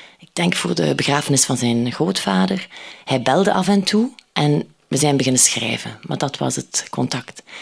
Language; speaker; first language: Dutch; native; Dutch